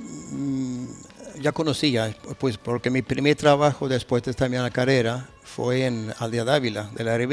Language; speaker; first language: Spanish; non-native, fluent; Swedish